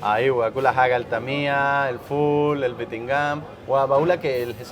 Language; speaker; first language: Arabic; non-native, learner; Spanish